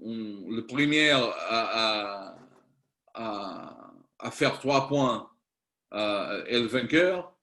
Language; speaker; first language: French; non-native, learner; Spanish